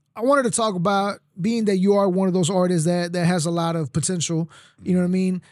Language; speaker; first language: English; early bilingual, other home language; Spanish